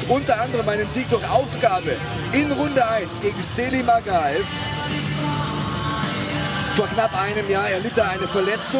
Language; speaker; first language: German; native; German